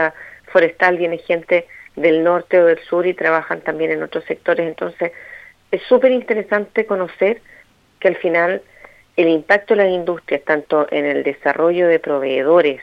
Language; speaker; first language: Spanish; native; Spanish